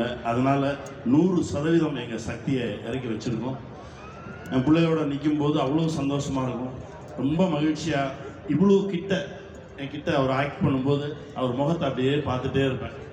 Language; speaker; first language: Tamil; native; Tamil